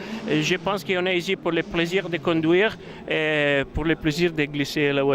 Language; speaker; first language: French; non-native, fluent; Italian